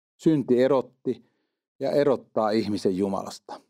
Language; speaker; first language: Finnish; native; Finnish